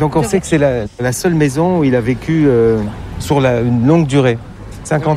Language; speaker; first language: French; native; French